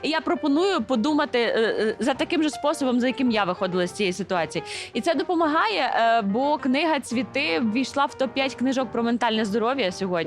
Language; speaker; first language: Ukrainian; native; Ukrainian